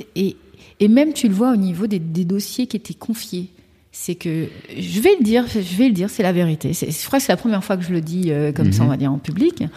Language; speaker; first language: French; early bilingual, other home language; Kabuverdianu